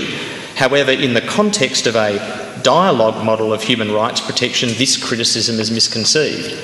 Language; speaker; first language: English; native; English